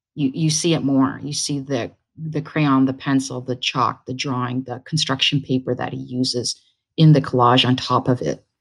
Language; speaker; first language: English; native; English